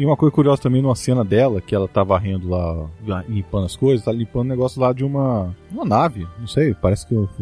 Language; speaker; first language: Portuguese; native; Portuguese